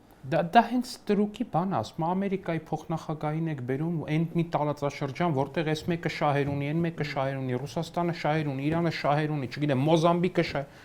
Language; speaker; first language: Armenian; native; Armenian